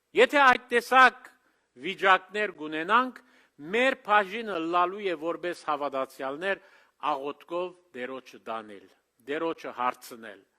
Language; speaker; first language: Armenian; early bilingual, heritage; Armenian